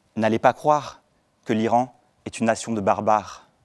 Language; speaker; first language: French; native; French